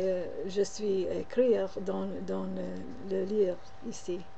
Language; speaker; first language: French; non-native, learner; English